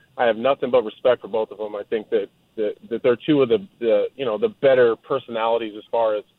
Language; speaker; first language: English; native; English